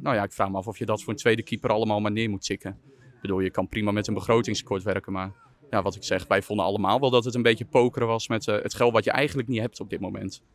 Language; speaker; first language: Dutch; native; Dutch